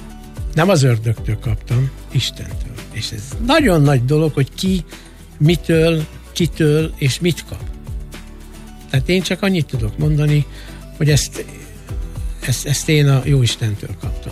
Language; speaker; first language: Hungarian; native; Hungarian